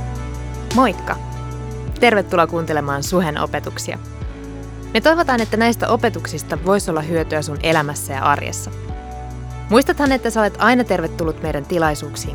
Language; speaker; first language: Finnish; native; Finnish